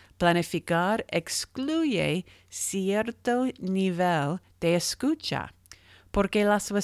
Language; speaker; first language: Spanish; non-native, learner; English